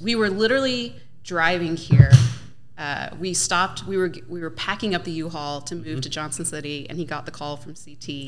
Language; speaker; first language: English; native; English